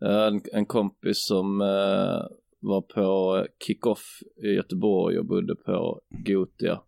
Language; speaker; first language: Swedish; native; Swedish